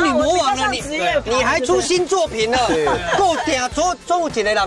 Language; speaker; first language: Chinese; native; Chinese